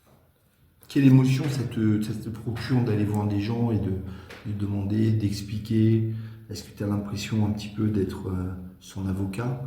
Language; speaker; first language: French; native; French